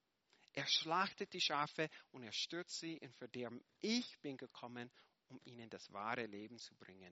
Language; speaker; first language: German; non-native, fluent; English